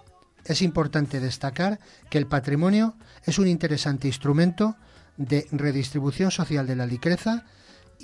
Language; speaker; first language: Spanish; native; Spanish